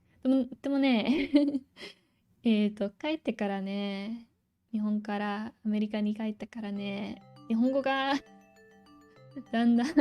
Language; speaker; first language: Japanese; non-native, fluent; English